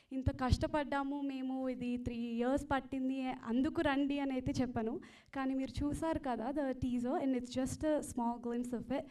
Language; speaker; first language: Telugu; early bilingual, heritage; Telugu